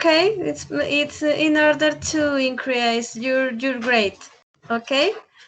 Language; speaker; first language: English; non-native, learner; Spanish